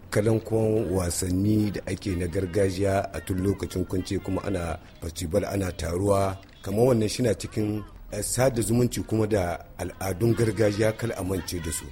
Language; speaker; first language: Hausa; native; Hausa